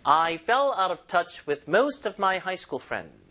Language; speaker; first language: English; non-native, fluent; Korean